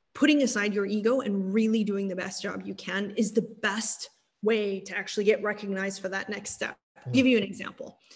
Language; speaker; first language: English; native; English